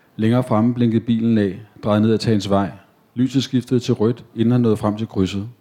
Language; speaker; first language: Danish; native; Danish